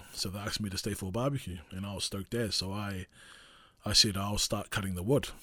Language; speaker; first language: English; non-native, local second language; Māori